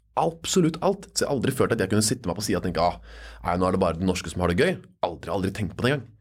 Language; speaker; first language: Norwegian; native; Norwegian